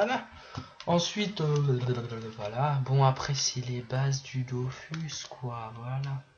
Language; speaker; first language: French; native; French